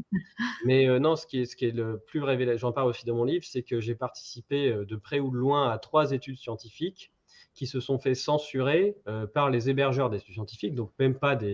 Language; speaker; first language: French; native; French